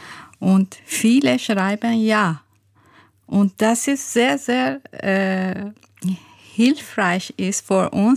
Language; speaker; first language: German; non-native, learner; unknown